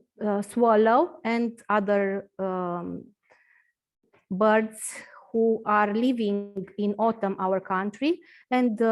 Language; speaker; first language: English; non-native, learner; Romanian